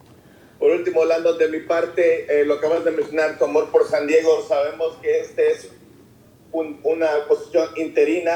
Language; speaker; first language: Spanish; native; Spanish